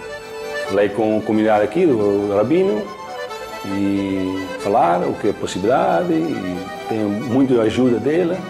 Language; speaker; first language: Portuguese; non-native, learner; Dutch